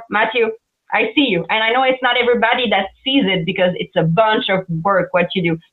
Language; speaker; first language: English; non-native, fluent; French